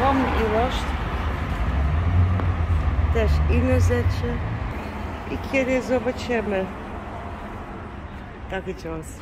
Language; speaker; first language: Polish; non-native, learner; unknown